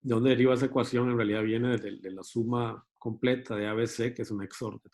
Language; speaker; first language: Spanish; native; Spanish